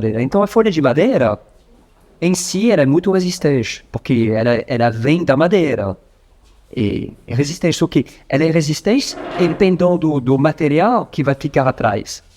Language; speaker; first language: Portuguese; non-native, fluent; French